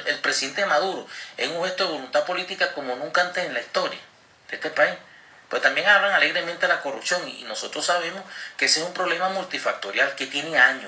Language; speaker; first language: Spanish; native; Spanish